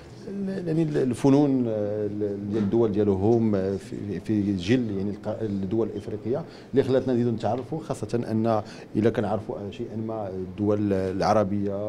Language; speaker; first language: Arabic; native; Arabic